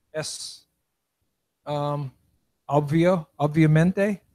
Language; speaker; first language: Spanish; non-native, learner; English